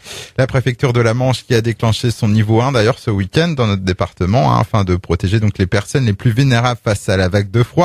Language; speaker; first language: French; native; French